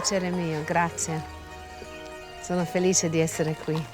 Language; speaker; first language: Italian; early bilingual, heritage; English